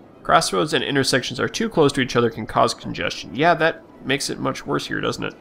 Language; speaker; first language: English; native; English